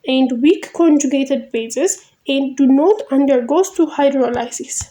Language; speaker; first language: English; non-native, local second language; Amharic